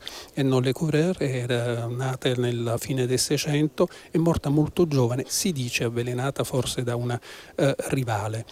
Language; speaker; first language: Italian; native; Italian